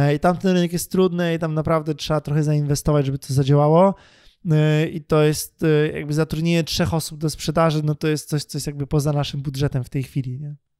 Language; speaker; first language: Polish; native; Polish